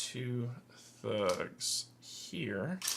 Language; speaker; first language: English; native; English